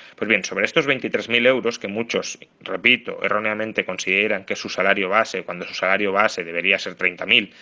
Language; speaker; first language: Spanish; native; Spanish